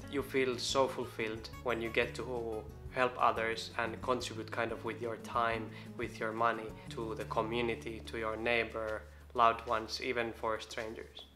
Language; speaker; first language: English; non-native, fluent; Finnish